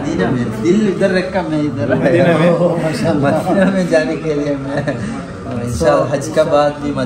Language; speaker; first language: Hindi; non-native, local second language; Malayalam